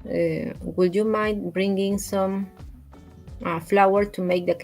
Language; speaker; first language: English; non-native, learner; Spanish